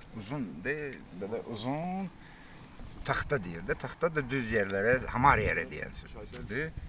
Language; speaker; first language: Azerbaijani; non-native, local second language; Lezghian